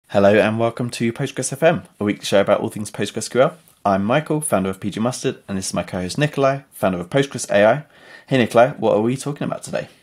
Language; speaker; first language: English; native; English